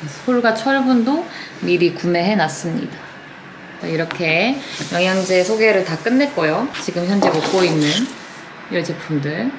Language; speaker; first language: Korean; native; Korean